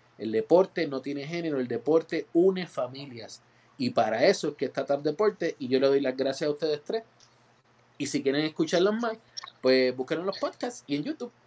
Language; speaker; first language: Spanish; native; Spanish